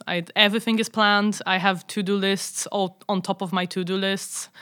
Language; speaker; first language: English; non-native, fluent; Polish